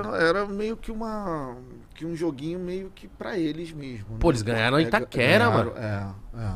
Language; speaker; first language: Portuguese; native; Portuguese